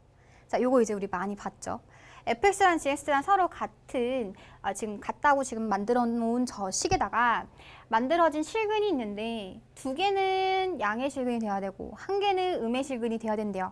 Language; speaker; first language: Korean; native; Korean